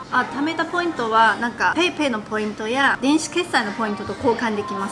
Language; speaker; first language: Japanese; non-native, fluent; Chinese